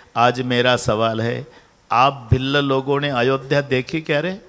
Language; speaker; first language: Hindi; non-native, local second language; Marathi